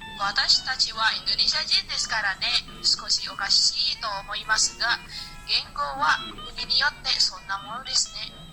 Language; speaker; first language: Japanese; non-native, learner; Indonesian